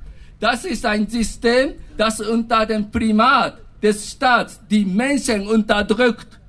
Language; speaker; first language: German; non-native, fluent; Japanese